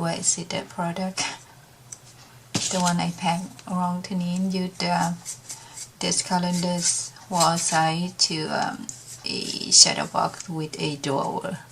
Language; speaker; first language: English; non-native, learner; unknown